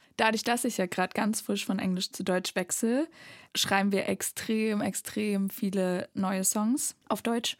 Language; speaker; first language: German; native; German